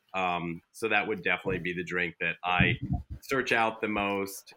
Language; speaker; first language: English; native; English